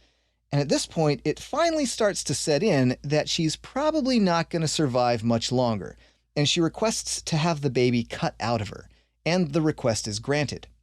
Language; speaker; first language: English; native; English